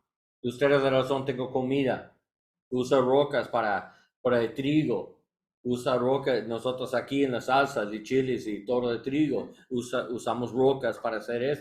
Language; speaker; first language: Spanish; non-native, learner; English